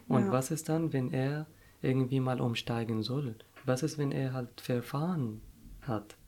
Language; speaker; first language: German; non-native, fluent; Arabic